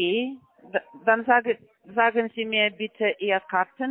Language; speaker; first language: German; non-native, learner; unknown